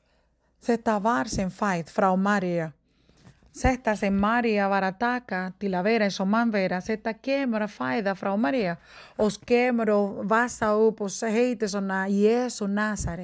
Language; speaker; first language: Icelandic; non-native, learner; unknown